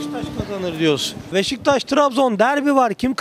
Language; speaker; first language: Turkish; native; Turkish